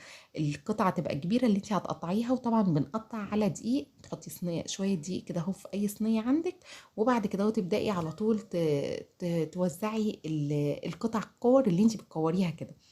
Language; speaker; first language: Arabic; native; Arabic